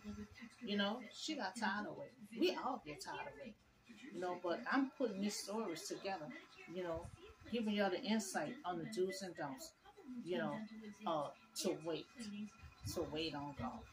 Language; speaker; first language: English; native; English